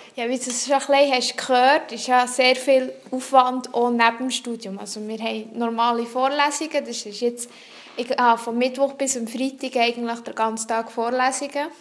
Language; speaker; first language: German; non-native, local second language; French